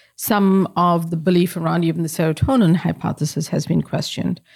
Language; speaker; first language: English; native; English